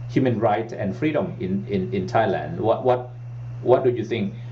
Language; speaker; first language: English; non-native, learner; Thai